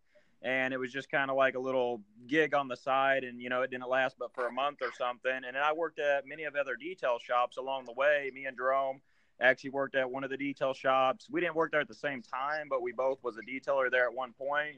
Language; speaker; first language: English; native; English